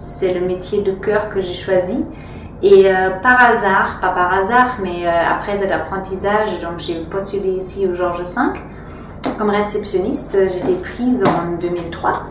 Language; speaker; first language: French; non-native, fluent; German